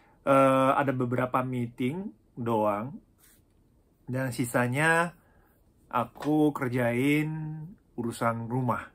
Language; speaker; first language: Indonesian; non-native, fluent; Japanese